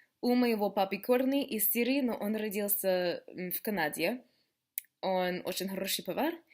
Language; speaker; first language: Russian; non-native, learner; English